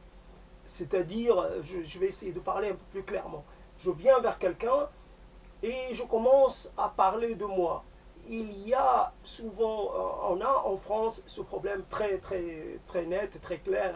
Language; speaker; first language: French; native; French